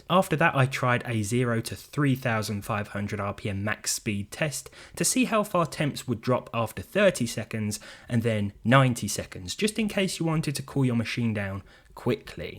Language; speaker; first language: English; native; English